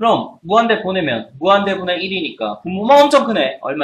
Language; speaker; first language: Korean; native; Korean